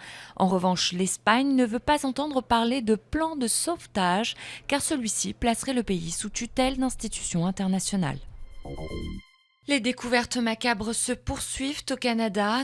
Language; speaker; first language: French; native; French